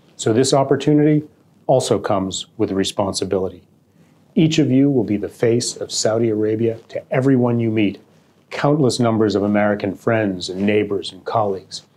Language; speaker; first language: English; native; English